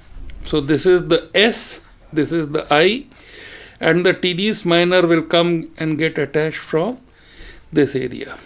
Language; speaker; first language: English; non-native, local second language; Hindi